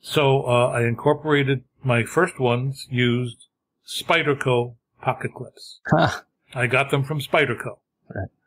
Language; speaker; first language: English; native; English